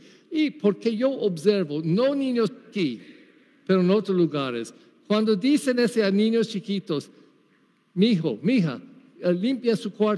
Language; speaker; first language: Spanish; non-native, learner; English